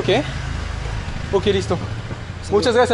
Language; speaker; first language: Spanish; non-native, learner; French